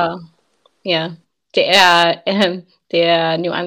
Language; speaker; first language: Danish; non-native, learner; English